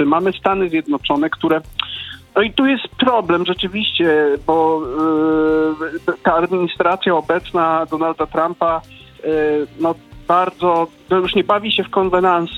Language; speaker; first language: Polish; native; Polish